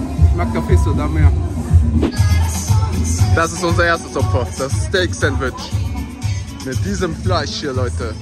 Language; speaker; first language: German; early bilingual, other home language; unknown